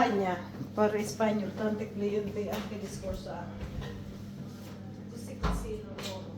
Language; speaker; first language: Italian; non-native, learner; Filipino